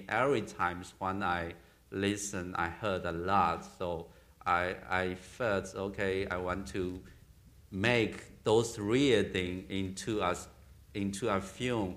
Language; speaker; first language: English; non-native, learner; Chinese